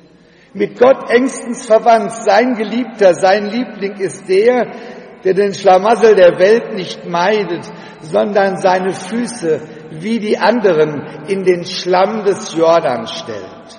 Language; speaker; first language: German; native; German